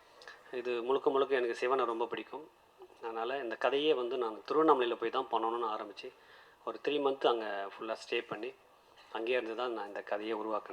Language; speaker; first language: Tamil; native; Tamil